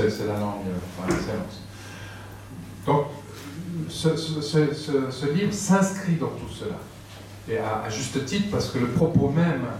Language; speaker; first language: French; native; French